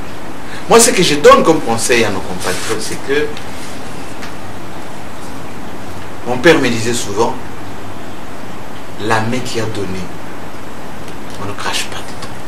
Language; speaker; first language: French; non-native, local second language; Luba-Lulua